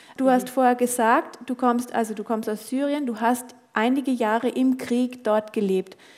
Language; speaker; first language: German; native; German